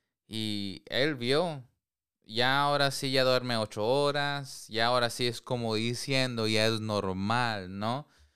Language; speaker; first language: Spanish; early bilingual, heritage; Spanish